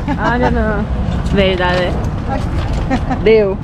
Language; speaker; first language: Portuguese; early bilingual, heritage; Portuguese